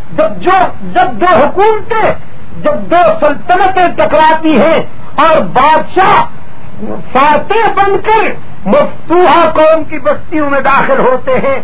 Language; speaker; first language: Urdu; native; Urdu